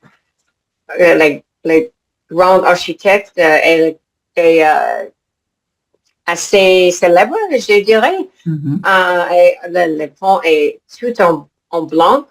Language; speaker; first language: French; non-native, learner; English